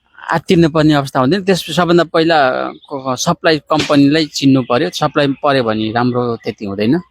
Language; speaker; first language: Nepali; native; Nepali